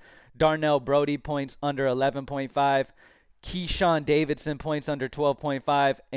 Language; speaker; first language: English; native; English